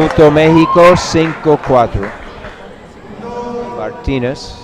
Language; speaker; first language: Spanish; non-native, learner; English